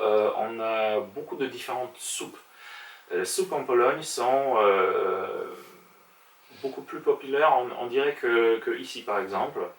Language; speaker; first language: French; non-native, fluent; Polish